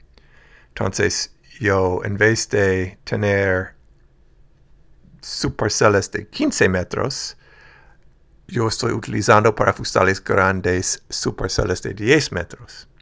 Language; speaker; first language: Spanish; non-native, fluent; English